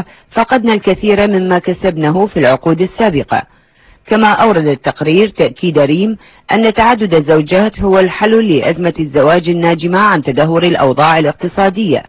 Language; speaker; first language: Arabic; native; Arabic